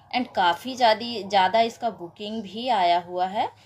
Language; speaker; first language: Hindi; native; Hindi